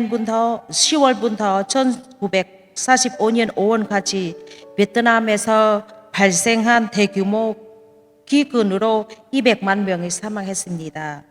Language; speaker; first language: Korean; non-native, learner; Vietnamese